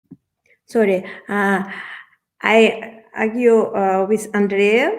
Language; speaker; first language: English; non-native, learner; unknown